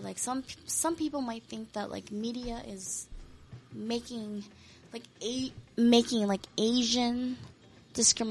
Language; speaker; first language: English; early bilingual, other home language; Korean